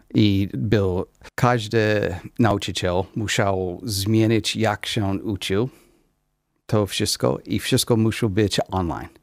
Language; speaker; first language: Polish; non-native, learner; English